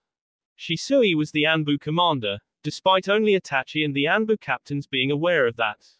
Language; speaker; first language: English; native; English